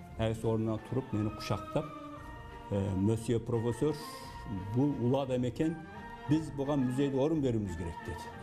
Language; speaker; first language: Kazakh; early bilingual, heritage; Kazakh